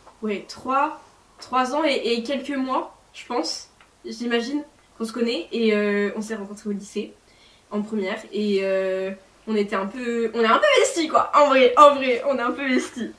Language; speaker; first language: French; native; French